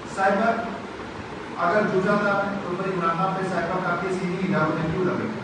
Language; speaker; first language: Urdu; non-native, local second language; Pashto